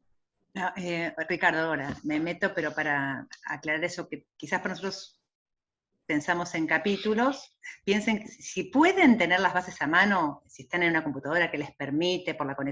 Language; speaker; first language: Spanish; native; Spanish